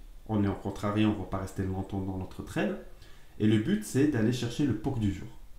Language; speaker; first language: French; native; French